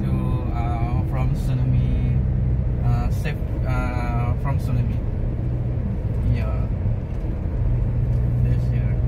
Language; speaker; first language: English; non-native, learner; Indonesian